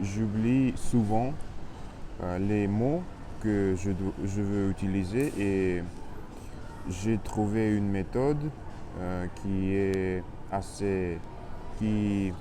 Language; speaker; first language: French; non-native, learner; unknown